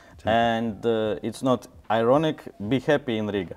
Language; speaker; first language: English; non-native, learner; Latvian